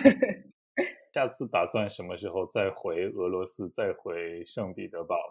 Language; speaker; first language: Chinese; native; Chinese